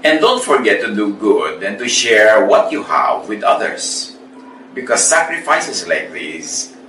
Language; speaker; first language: English; non-native, local second language; Filipino